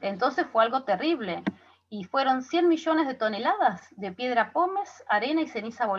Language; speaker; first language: Spanish; native; Spanish